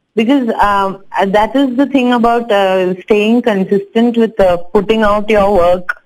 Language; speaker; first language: English; non-native, local second language; Tamil